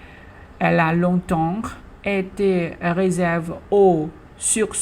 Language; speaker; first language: French; non-native, fluent; Khmer